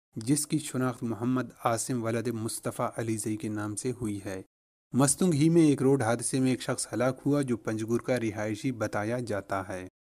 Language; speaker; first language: Urdu; non-native, local second language; Baluchi